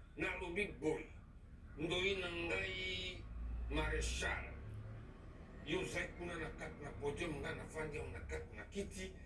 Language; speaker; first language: Lingala; native; Lingala